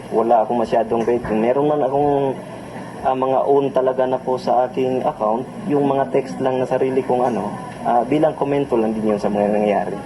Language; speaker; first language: Filipino; non-native, local second language; Cebuano